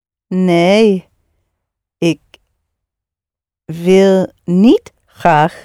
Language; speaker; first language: Dutch; non-native, learner; English